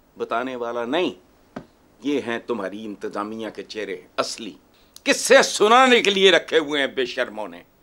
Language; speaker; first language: Urdu; non-native, local second language; Punjabi